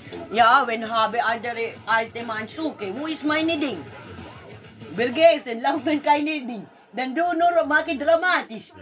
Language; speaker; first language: German; non-native, learner; Filipino